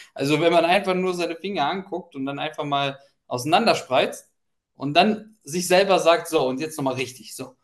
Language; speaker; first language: German; early bilingual, other home language; Ukrainian